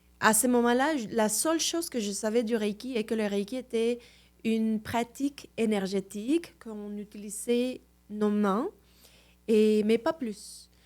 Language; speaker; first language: French; non-native, fluent; Spanish